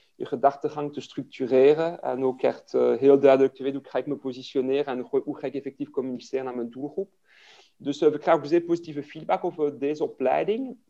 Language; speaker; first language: Dutch; non-native, fluent; French